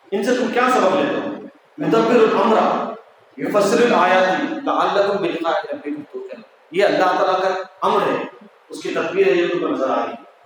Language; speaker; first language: Urdu; native; Urdu